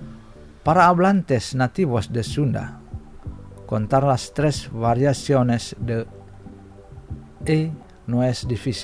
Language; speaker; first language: Spanish; non-native, fluent; Indonesian